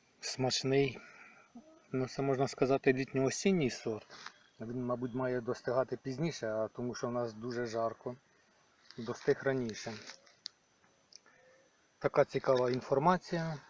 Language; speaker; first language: Ukrainian; native; Ukrainian